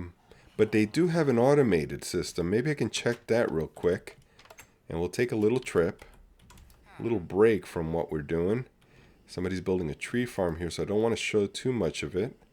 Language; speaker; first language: English; native; English